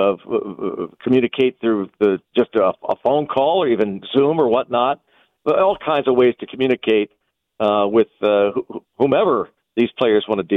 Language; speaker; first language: English; native; English